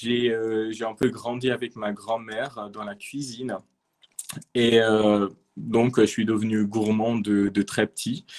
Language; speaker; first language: French; non-native, fluent; English